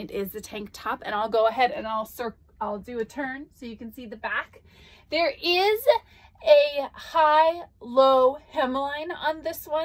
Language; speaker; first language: English; native; English